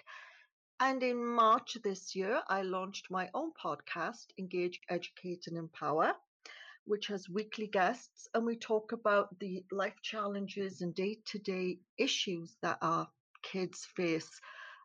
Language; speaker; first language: English; native; English